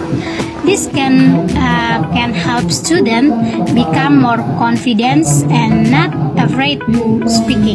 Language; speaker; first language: English; non-native, learner; Indonesian